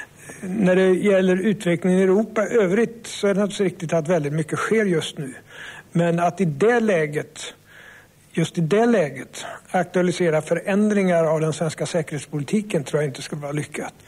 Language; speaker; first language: Swedish; native; Swedish